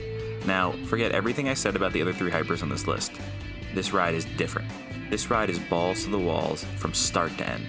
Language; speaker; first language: English; native; English